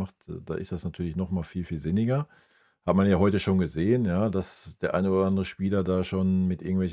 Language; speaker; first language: German; native; German